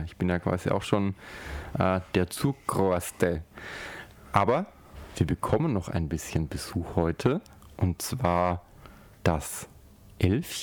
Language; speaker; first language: German; native; German